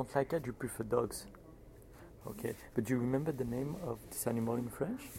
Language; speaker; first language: English; non-native, fluent; French